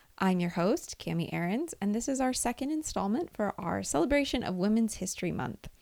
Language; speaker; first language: English; native; English